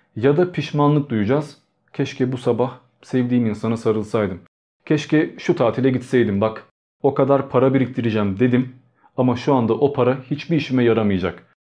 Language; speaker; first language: Turkish; early bilingual, other home language; Albanian